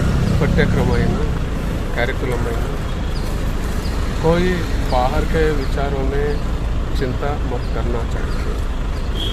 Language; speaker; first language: Hindi; non-native, local second language; Kannada